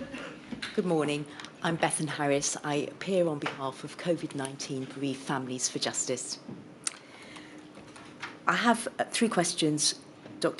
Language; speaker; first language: English; native; English